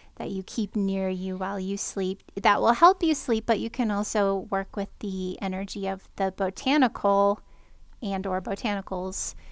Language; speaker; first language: English; native; English